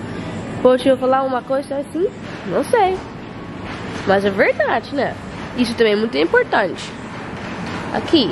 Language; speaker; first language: Portuguese; non-native, learner; Dutch